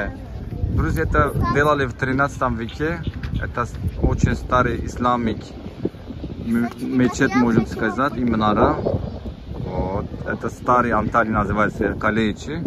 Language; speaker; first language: Russian; non-native, learner; Turkish